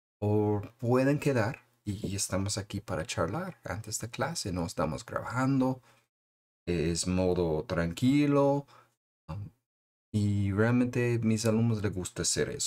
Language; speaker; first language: Spanish; non-native, fluent; English